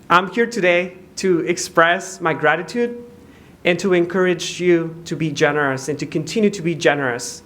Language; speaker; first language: English; non-native, fluent; Spanish